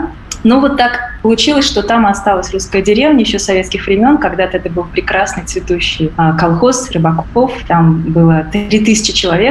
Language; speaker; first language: Russian; native; Russian